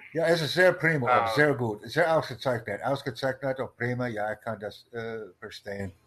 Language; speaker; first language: German; non-native, learner; English